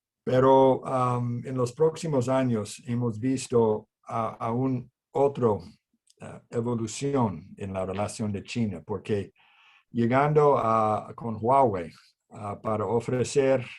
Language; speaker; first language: Spanish; non-native, fluent; English